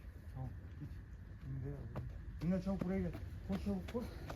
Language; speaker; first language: Turkish; native; Turkish